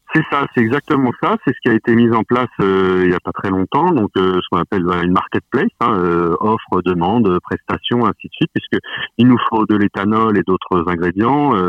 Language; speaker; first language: French; native; French